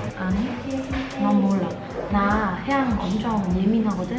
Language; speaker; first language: Korean; non-native, learner; Vietnamese